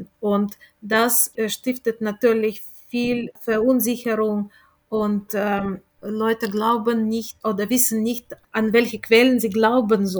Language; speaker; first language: German; non-native, fluent; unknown